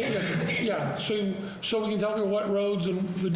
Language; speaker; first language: English; native; English